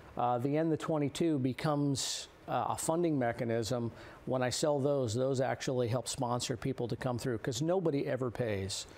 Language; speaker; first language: English; native; English